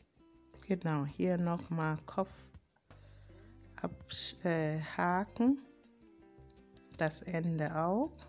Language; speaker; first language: German; non-native, fluent; Akan